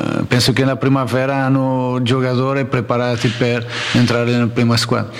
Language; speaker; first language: Italian; non-native, learner; Portuguese